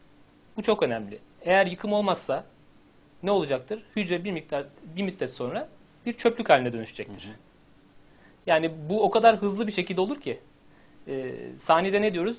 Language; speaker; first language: Turkish; native; Turkish